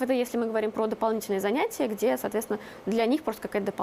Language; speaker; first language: Russian; native; Russian